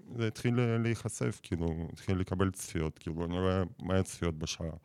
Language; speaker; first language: Hebrew; non-native, fluent; Russian